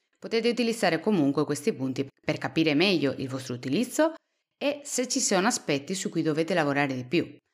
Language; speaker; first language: Italian; non-native, fluent; Spanish